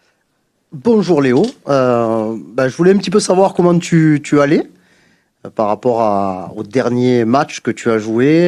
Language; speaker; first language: French; native; French